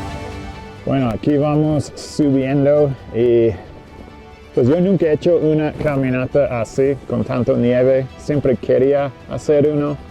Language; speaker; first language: Spanish; non-native, fluent; English